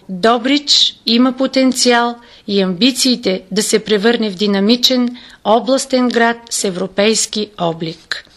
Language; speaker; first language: Bulgarian; native; Bulgarian